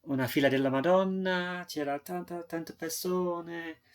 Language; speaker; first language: Italian; non-native, fluent; English